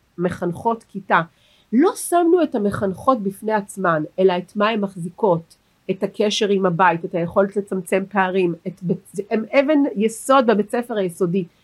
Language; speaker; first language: Hebrew; native; Hebrew